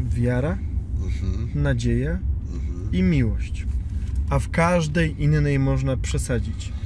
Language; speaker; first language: Polish; native; Polish